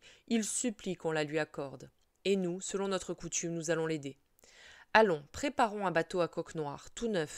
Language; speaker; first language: French; native; French